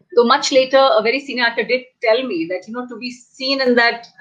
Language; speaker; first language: English; non-native, local second language; Hindi